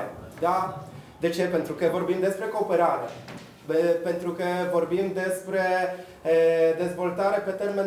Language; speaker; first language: Romanian; non-native, fluent; Polish